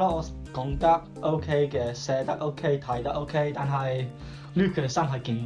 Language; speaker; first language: Cantonese; non-native, learner; English